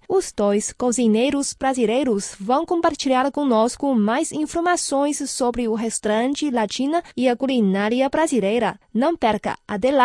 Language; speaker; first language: Portuguese; non-native, fluent; Chinese